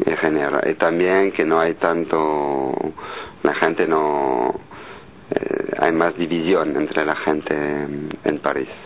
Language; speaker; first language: Spanish; non-native, fluent; French